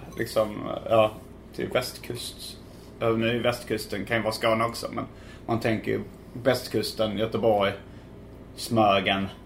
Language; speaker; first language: Swedish; native; Swedish